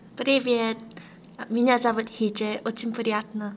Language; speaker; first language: Russian; non-native, learner; Korean